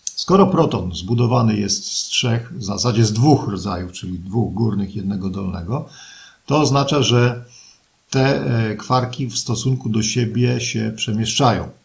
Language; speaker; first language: Polish; native; Polish